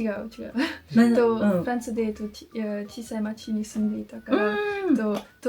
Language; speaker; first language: Japanese; non-native, learner; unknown